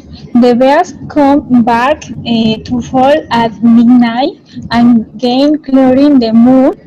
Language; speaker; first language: English; non-native, learner; Spanish